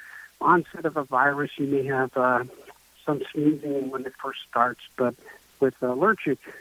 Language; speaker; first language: English; native; English